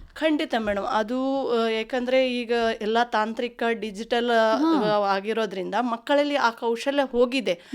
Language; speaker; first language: Kannada; non-native, local second language; Lambadi